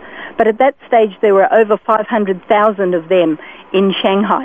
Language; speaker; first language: English; native; English